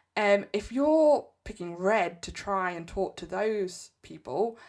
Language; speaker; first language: English; native; English